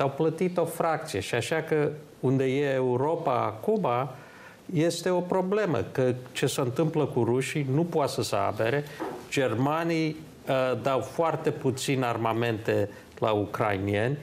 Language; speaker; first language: Romanian; early bilingual, heritage; Romanian